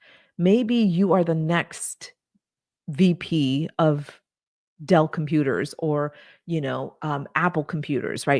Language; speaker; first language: English; native; English